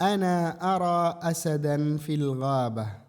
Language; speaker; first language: Arabic; non-native, fluent; Indonesian